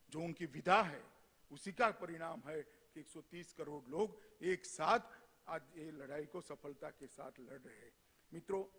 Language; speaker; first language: Hindi; non-native, local second language; Gujarati